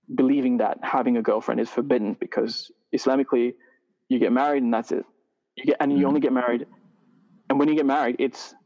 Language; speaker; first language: English; non-native, fluent; Arabic